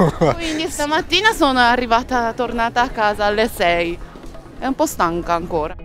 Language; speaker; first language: Italian; non-native, fluent; Japanese